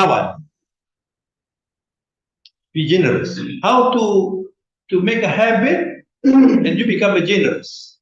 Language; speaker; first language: English; non-native, fluent; Indonesian